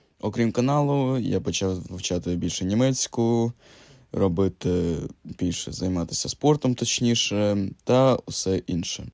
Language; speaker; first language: Ukrainian; native; Ukrainian